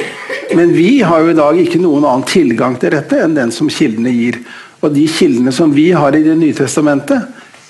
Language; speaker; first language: Norwegian; native; Norwegian